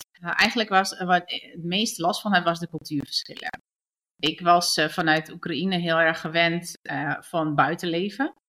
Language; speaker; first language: Dutch; early bilingual, other home language; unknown